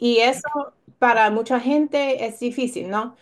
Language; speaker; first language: Spanish; non-native, fluent; English